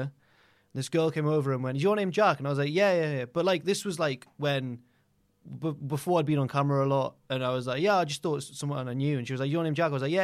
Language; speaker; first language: English; native; English